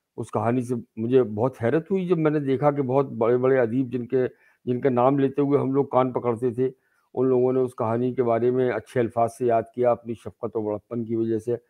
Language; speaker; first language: Urdu; native; Urdu